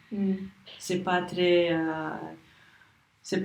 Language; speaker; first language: French; non-native, learner; English